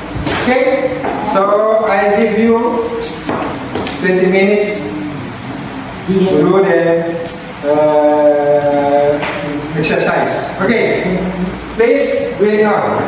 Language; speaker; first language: English; non-native, learner; Indonesian